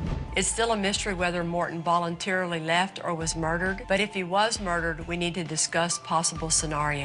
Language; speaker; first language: English; native; English